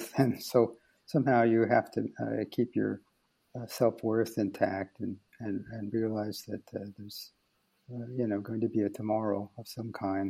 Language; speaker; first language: English; native; English